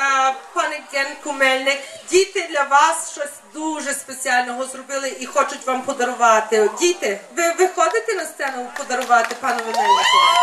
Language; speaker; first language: Ukrainian; early bilingual, heritage; Ukrainian